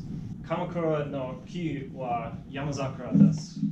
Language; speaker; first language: Japanese; non-native, learner; English